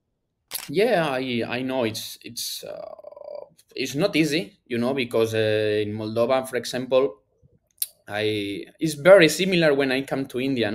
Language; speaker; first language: English; non-native, learner; Spanish